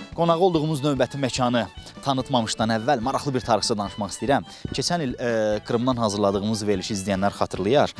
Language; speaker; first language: Azerbaijani; native; Azerbaijani